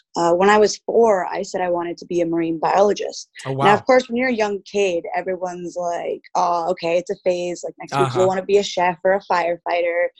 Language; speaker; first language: English; early bilingual, other home language; Spanish